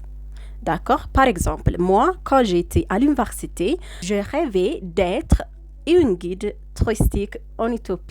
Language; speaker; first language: French; non-native, fluent; Amharic